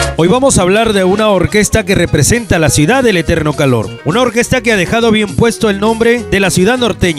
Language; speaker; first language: Spanish; native; Spanish